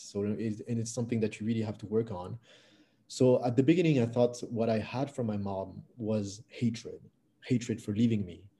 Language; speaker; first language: English; non-native, fluent; French